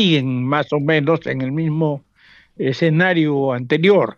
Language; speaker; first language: Spanish; native; Spanish